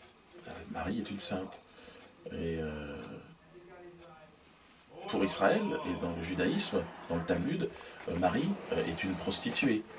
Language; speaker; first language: French; native; French